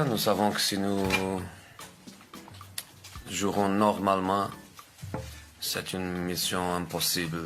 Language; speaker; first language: French; non-native, fluent; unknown